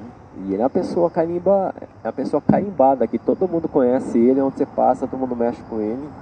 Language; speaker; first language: Portuguese; native; Portuguese